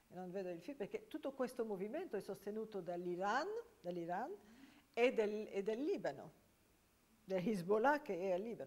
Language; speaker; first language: Italian; non-native, fluent; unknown